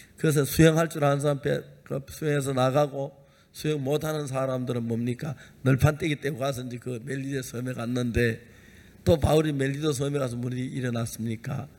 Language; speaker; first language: Korean; native; Korean